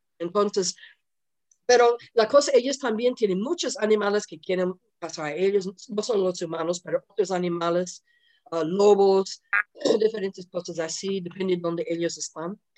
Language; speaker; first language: Spanish; non-native, fluent; English